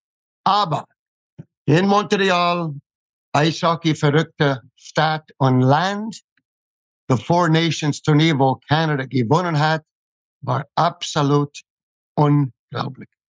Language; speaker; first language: German; non-native, fluent; English